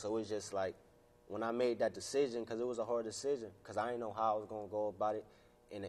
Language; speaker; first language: English; native; English